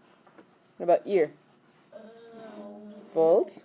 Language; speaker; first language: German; non-native, fluent; English